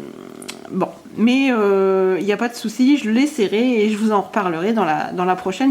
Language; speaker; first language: French; native; French